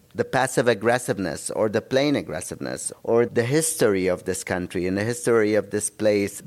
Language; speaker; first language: English; non-native, fluent; Arabic